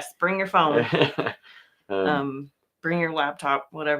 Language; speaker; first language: English; native; English